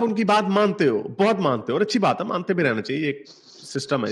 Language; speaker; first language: Hindi; native; Hindi